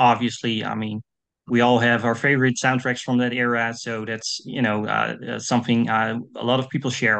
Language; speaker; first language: English; non-native, fluent; Dutch